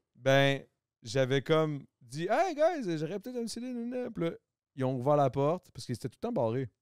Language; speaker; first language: French; native; French